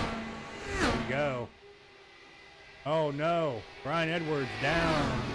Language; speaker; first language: English; native; English